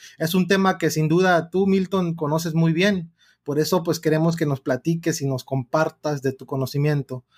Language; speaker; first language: Spanish; early bilingual, heritage; Spanish